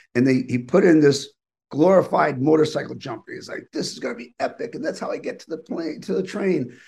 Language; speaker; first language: English; native; English